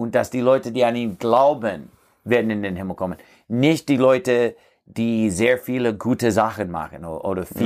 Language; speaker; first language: German; non-native, fluent; English